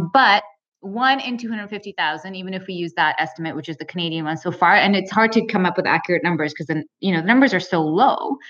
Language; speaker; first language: English; early bilingual, other home language; Punjabi